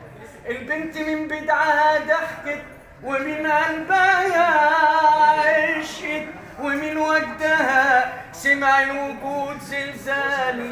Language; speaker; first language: Arabic; native; Arabic